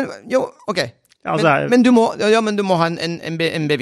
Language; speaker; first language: Norwegian; non-native, fluent; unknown